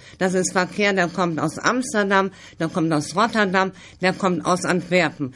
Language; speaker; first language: German; native; German